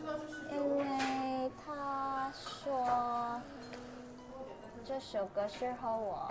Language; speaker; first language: Chinese; non-native, learner; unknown